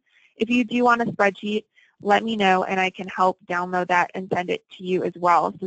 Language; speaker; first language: English; native; English